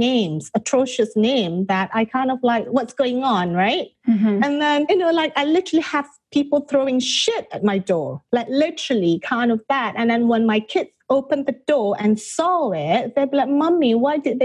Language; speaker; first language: English; non-native, local second language; Malay